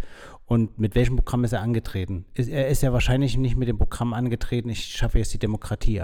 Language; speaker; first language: German; native; German